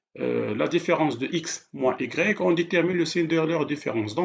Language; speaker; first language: French; non-native, local second language; Arabic